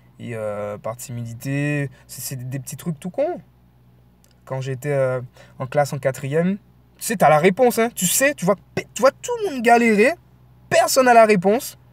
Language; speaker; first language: French; native; French